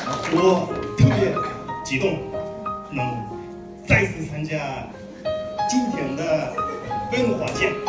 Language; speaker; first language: Chinese; non-native, fluent; Kyrgyz